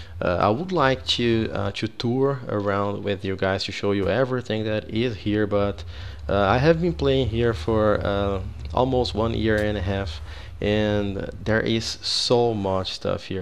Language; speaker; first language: English; non-native, fluent; Portuguese